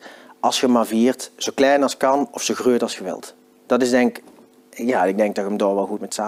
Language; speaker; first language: Dutch; native; Dutch